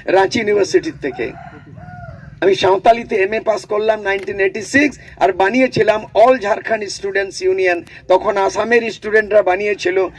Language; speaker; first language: Bangla; non-native, local second language; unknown